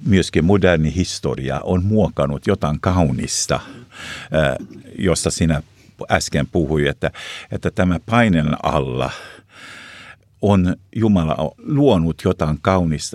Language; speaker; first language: Finnish; non-native, local second language; Swedish